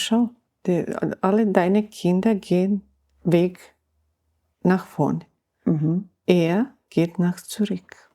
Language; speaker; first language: German; non-native, learner; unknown